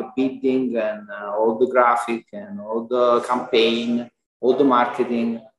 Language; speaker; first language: English; non-native, learner; Italian